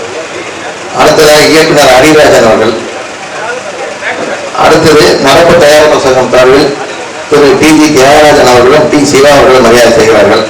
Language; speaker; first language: Tamil; native; Tamil